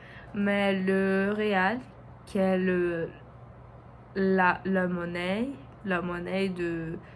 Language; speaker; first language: French; non-native, learner; Portuguese